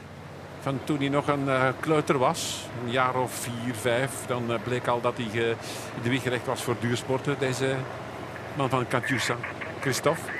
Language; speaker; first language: Dutch; native; Dutch